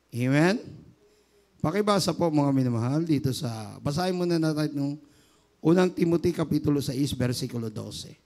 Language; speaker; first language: Filipino; native; Filipino